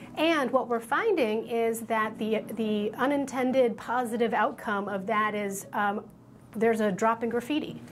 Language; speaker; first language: English; native; English